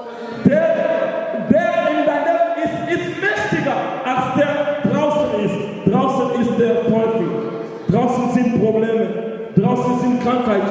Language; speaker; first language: German; non-native, learner; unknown